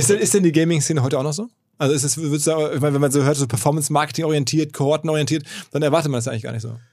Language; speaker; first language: German; native; German